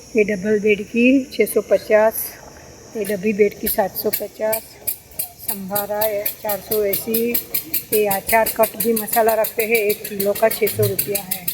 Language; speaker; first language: Hindi; non-native, local second language; Gujarati